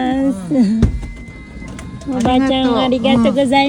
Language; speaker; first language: Japanese; non-native, learner; Filipino